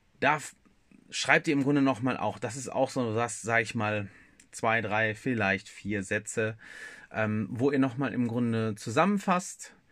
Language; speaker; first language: German; native; German